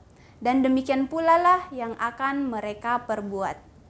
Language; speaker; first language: Indonesian; native; Indonesian